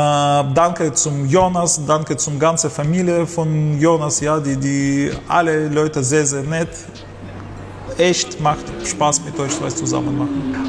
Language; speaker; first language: German; non-native, learner; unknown